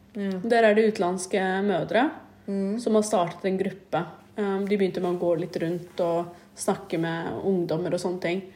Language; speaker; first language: Norwegian; early bilingual, other home language; Kurdish